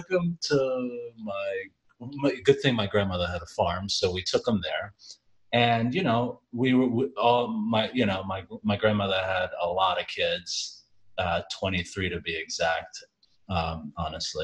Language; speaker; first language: English; early bilingual, other home language; Jamaican Creole English